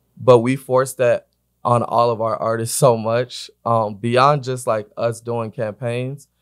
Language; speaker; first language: English; native; English